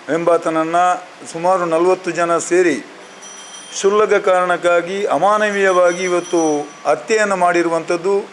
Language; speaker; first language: Kannada; non-native, local second language; Tulu